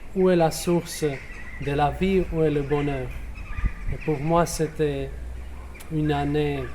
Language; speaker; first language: French; non-native, fluent; Croatian